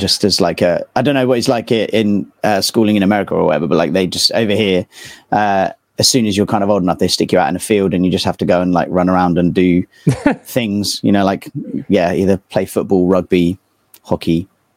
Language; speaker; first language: English; native; English